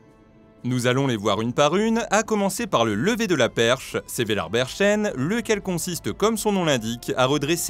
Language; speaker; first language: French; native; French